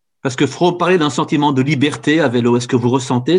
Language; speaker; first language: French; native; French